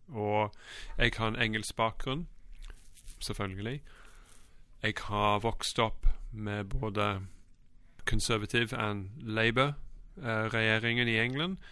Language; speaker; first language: Norwegian; non-native, fluent; English